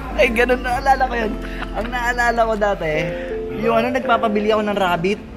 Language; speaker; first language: Filipino; native; Filipino